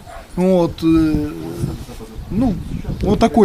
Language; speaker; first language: Russian; native; Russian